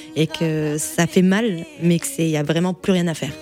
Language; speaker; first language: French; native; French